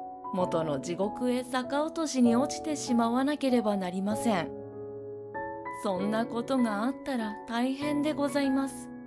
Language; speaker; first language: Japanese; native; Japanese